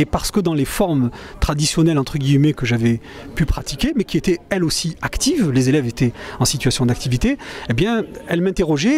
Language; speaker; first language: French; native; French